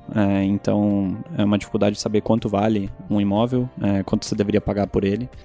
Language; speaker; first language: Portuguese; non-native, fluent; German